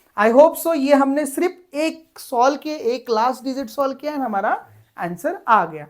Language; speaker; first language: Hindi; non-native, local second language; Marathi